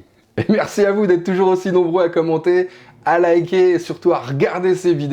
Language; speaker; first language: French; native; French